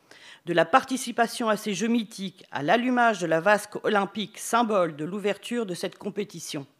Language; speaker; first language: French; native; French